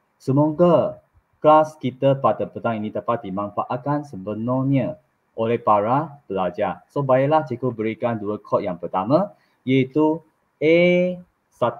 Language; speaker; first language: Malay; non-native, local second language; Chinese